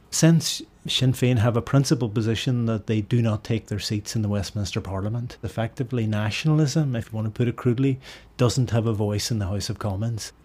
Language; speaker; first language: English; native; English